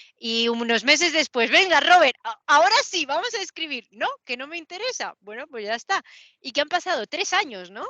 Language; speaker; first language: Spanish; native; Spanish